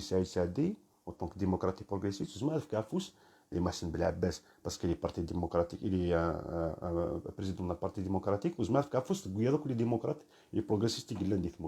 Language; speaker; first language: French; non-native, local second language; Kabyle